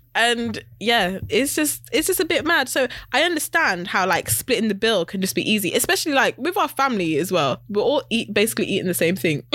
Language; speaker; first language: English; native; English